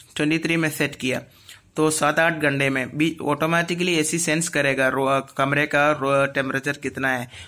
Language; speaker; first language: Hindi; non-native, local second language; Malayalam